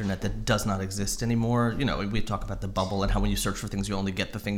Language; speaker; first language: English; native; English